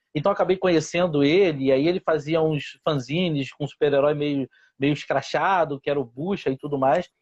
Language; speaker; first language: Portuguese; native; Portuguese